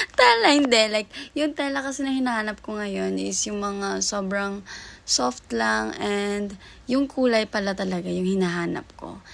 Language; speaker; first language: Filipino; native; Filipino